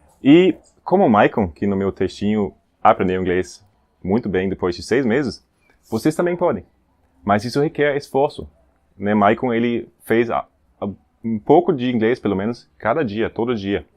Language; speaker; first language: Portuguese; non-native, fluent; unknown